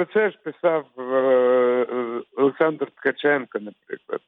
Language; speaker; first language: Ukrainian; non-native, local second language; Russian